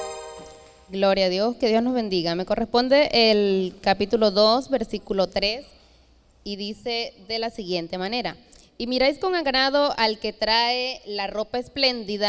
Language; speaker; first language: Spanish; native; Spanish